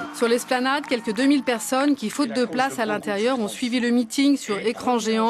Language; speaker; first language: French; native; French